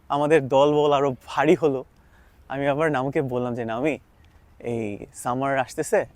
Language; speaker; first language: Bangla; native; Bangla